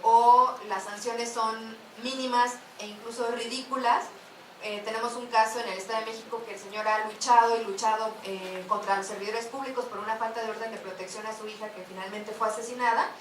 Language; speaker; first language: Spanish; native; Spanish